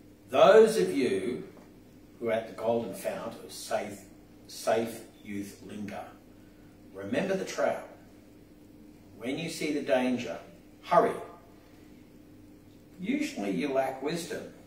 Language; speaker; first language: English; native; English